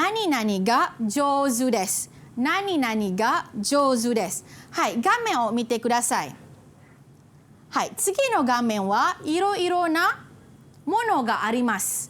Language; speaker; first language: Japanese; non-native, fluent; Malay